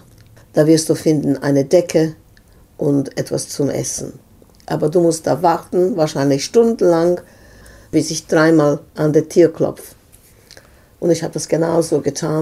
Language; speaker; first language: German; non-native, fluent; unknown